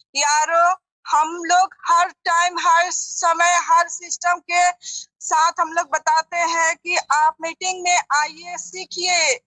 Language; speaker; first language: Hindi; non-native, local second language; Bangla